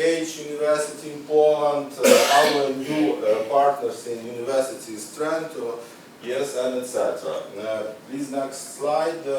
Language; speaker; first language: English; non-native, learner; Ukrainian